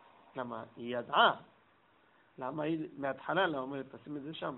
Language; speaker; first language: Hebrew; non-native, fluent; English